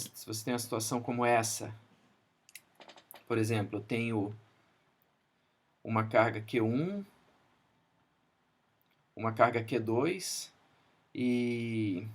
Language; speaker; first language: Portuguese; native; Portuguese